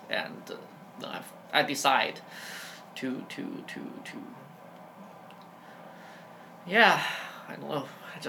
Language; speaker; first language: English; non-native, fluent; Chinese